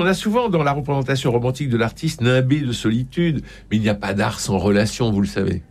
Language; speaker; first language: French; native; French